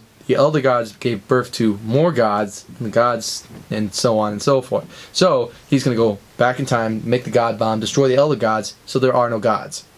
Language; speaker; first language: English; native; English